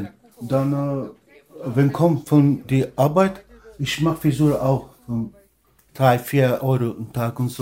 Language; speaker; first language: German; non-native, learner; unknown